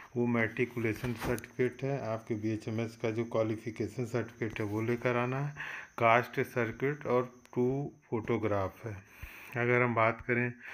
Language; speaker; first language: Hindi; native; Hindi